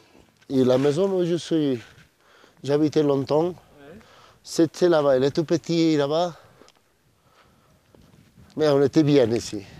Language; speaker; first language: French; non-native, fluent; Spanish